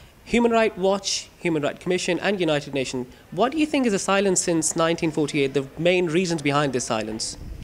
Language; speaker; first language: English; non-native, local second language; Urdu